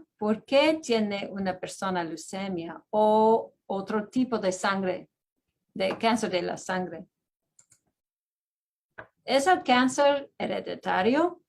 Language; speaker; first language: Spanish; early bilingual, heritage; Spanish